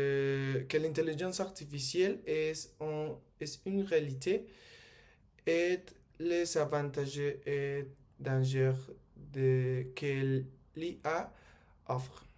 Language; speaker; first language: French; non-native, learner; Spanish